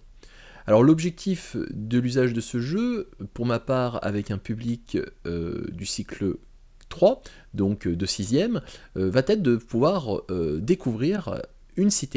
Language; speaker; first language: French; native; French